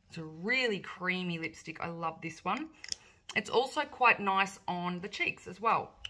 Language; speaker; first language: English; native; English